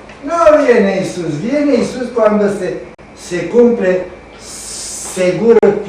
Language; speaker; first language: Spanish; non-native, learner; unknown